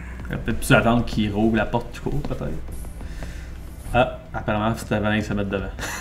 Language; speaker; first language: French; native; French